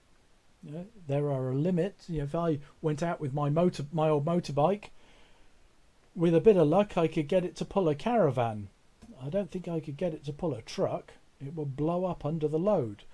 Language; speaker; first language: English; native; English